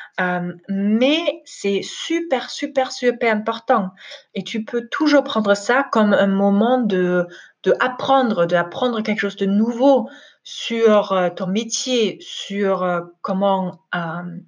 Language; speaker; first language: French; non-native, fluent; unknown